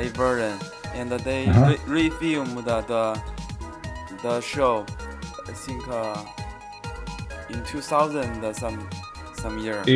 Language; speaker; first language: English; non-native, learner; Chinese